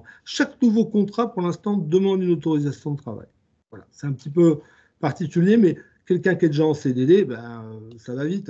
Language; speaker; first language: French; native; French